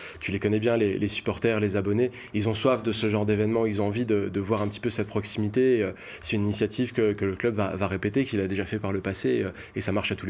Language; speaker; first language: French; native; French